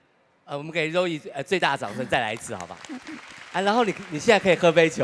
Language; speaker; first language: Chinese; native; Chinese